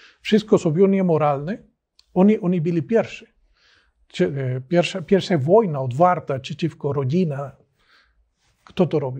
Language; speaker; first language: Polish; non-native, learner; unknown